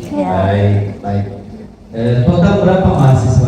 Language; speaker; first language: Indonesian; non-native, fluent; Turkish